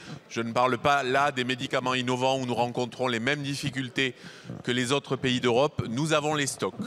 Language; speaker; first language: French; native; French